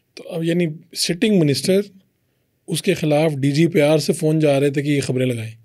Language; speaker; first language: Urdu; non-native, local second language; Punjabi